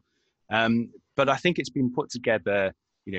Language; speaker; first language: English; native; English